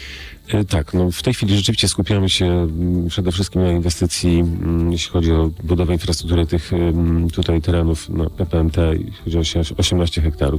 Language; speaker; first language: Polish; native; Polish